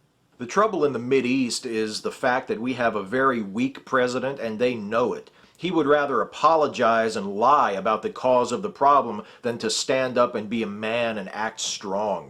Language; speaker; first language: English; native; English